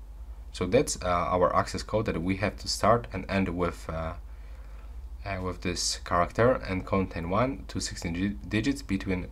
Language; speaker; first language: English; non-native, fluent; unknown